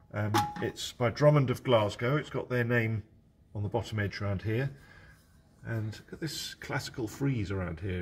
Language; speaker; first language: English; native; English